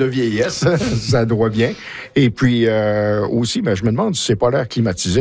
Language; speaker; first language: French; native; French